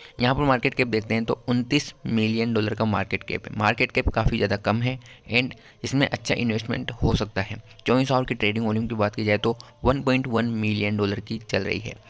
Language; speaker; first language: Hindi; native; Hindi